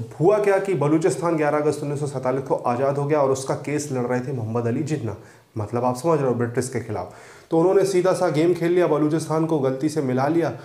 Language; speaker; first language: Hindi; native; Hindi